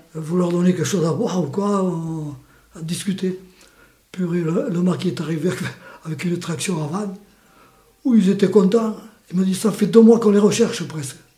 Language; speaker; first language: French; early bilingual, other home language; Spanish